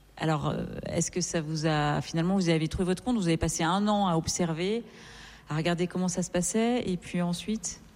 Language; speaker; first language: French; native; French